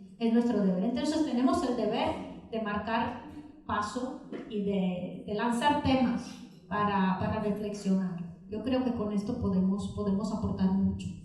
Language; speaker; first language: Spanish; non-native, fluent; Italian